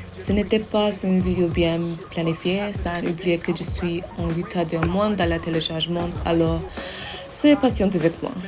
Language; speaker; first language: French; non-native, learner; English